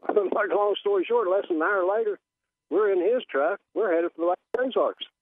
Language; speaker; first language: English; native; English